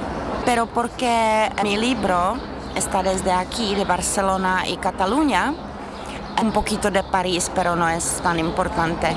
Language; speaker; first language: Spanish; non-native, learner; Czech